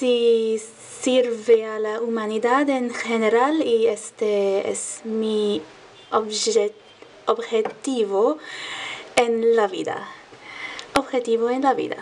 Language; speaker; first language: Spanish; non-native, learner; Arabic